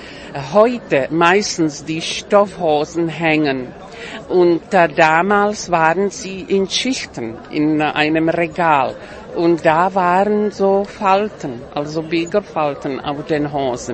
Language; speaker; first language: German; non-native, fluent; Czech